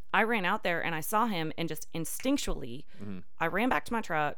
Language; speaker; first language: English; native; English